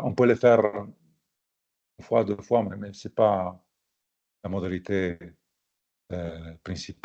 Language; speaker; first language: French; non-native, fluent; Italian